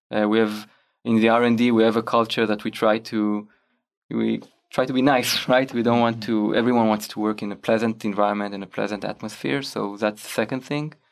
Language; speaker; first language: English; non-native, fluent; Hebrew